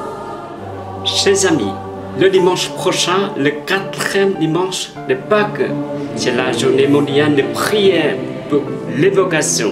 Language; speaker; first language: French; non-native, fluent; Vietnamese